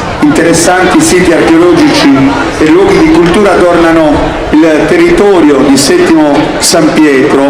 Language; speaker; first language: Italian; native; Italian